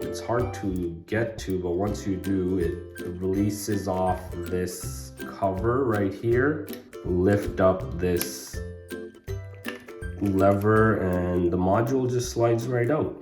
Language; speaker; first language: English; native; English